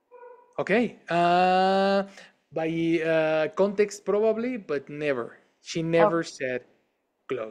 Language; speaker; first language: English; non-native, fluent; Spanish